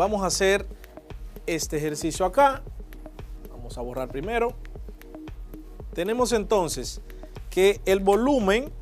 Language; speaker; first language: Spanish; native; Spanish